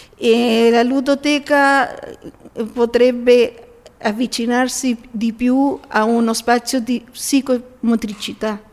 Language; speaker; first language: Italian; early bilingual, heritage; Spanish